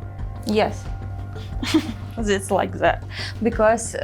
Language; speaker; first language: English; non-native, learner; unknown